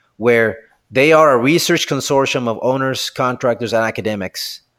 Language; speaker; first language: English; non-native, fluent; Spanish